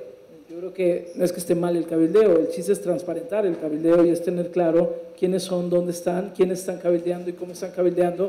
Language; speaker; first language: Spanish; native; Spanish